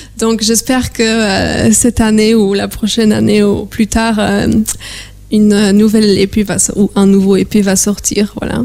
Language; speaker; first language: French; non-native, fluent; Polish